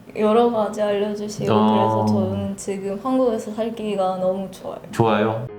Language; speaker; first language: Korean; non-native, fluent; Russian